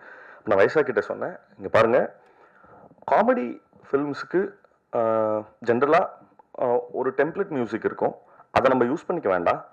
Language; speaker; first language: Tamil; native; Tamil